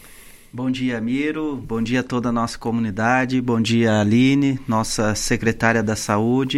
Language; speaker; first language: Portuguese; native; Portuguese